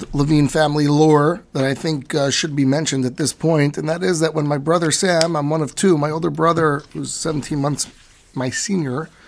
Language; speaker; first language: English; native; English